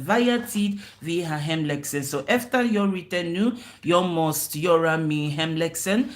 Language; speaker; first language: Swedish; non-native, learner; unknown